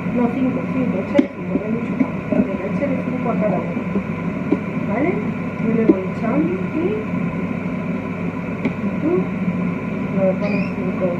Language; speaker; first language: Spanish; native; Spanish